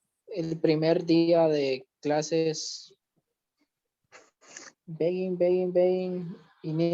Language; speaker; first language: Spanish; non-native, learner; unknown